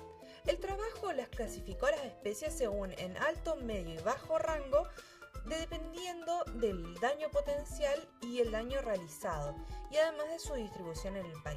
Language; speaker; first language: Spanish; native; Spanish